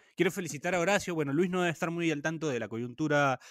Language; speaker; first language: Spanish; native; Spanish